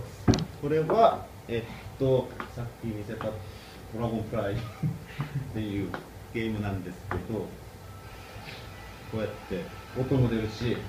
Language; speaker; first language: Japanese; non-native, fluent; Korean